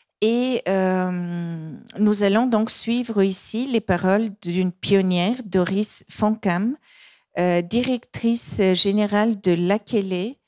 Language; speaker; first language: French; non-native, fluent; Bulgarian